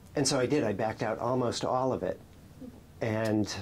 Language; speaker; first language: English; native; English